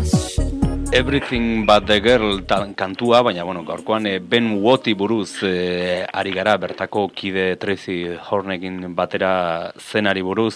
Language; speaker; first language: Basque; native; Basque